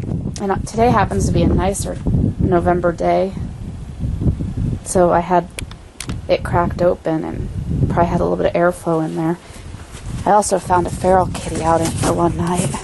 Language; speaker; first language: English; native; English